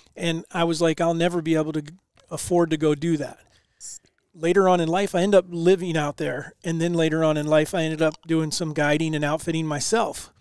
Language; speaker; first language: English; native; English